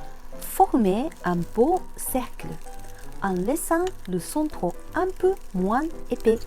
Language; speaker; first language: French; non-native, fluent; Japanese